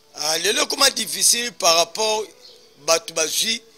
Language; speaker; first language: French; non-native, local second language; Lingala